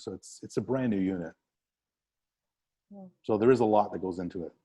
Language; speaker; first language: English; native; English